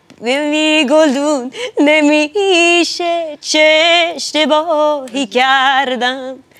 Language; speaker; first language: Persian; non-native, learner; Swedish